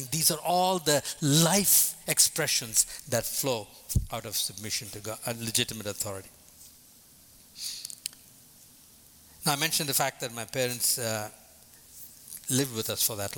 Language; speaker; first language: English; non-native, local second language; Tamil